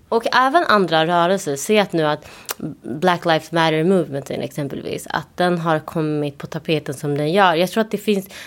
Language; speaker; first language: Swedish; early bilingual, other home language; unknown